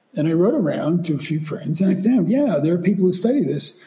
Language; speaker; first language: English; native; English